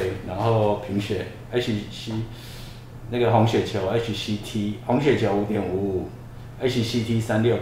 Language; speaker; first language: Chinese; native; Chinese